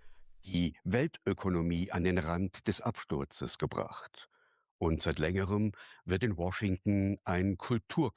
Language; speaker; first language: German; native; German